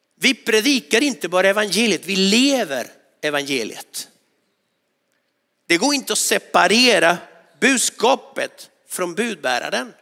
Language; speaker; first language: Swedish; non-native, fluent; Spanish